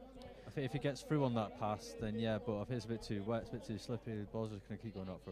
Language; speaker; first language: English; native; English